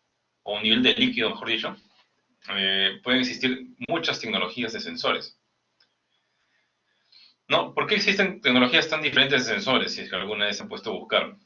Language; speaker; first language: Spanish; native; Spanish